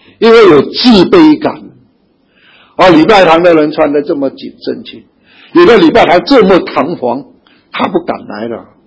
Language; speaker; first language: Chinese; native; Chinese